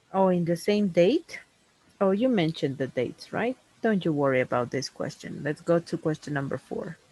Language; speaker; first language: English; non-native, fluent; Spanish